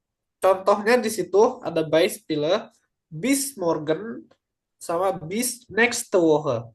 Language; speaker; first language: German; non-native, learner; Indonesian